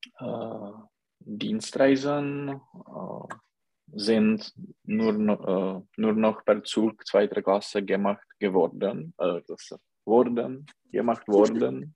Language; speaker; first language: German; non-native, learner; Czech